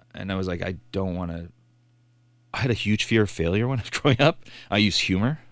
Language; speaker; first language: English; native; English